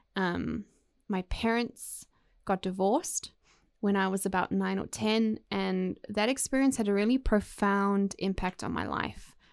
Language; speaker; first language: English; native; English